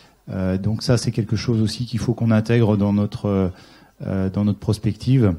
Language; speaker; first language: French; native; French